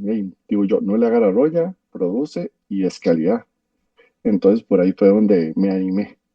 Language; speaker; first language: Spanish; native; Spanish